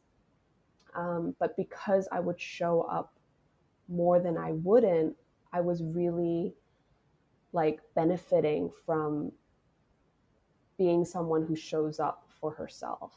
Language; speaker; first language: English; non-native, local second language; Cantonese